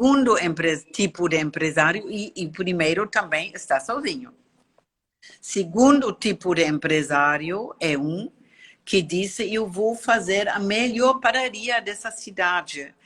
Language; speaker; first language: Portuguese; non-native, learner; German